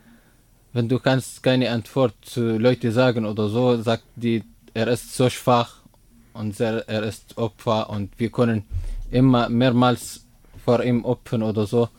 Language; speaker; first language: German; non-native, learner; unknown